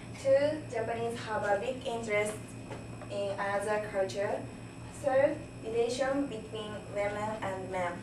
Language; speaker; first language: English; non-native, learner; Japanese